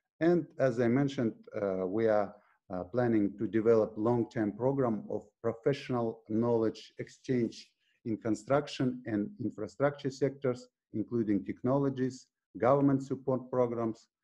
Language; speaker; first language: English; non-native, fluent; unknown